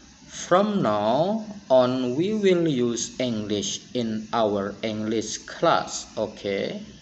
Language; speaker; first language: English; non-native, fluent; Indonesian